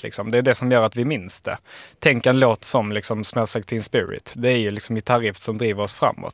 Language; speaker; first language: Swedish; native; Swedish